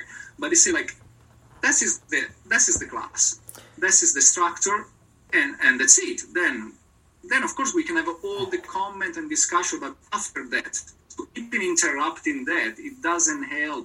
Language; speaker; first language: English; non-native, learner; Italian